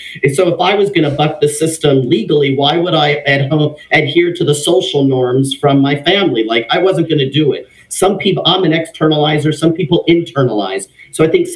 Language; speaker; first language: English; native; English